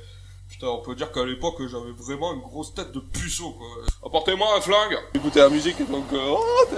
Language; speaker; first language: French; native; French